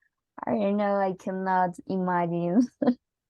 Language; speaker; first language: English; non-native, learner; Spanish